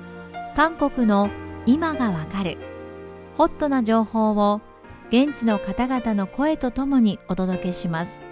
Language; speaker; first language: Japanese; native; Japanese